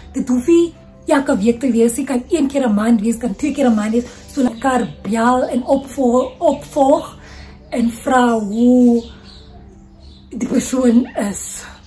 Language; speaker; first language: Afrikaans; non-native, learner; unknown